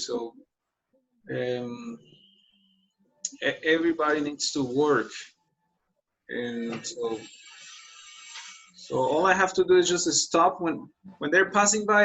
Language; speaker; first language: English; non-native, fluent; Spanish